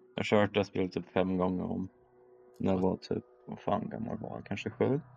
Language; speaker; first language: Swedish; early bilingual, other home language; German